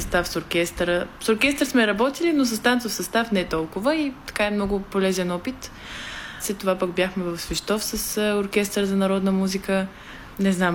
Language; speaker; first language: Bulgarian; native; Bulgarian